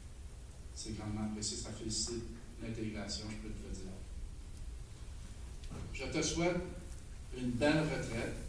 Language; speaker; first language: French; native; French